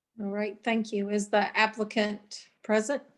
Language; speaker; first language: English; native; English